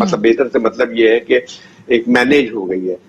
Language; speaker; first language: Urdu; native; Urdu